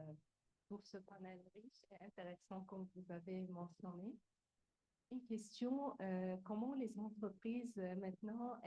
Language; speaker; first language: French; native; French